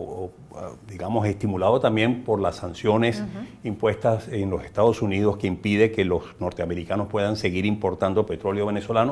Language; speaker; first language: Spanish; native; Spanish